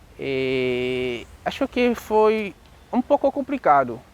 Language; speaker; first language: Portuguese; non-native, learner; Haitian Creole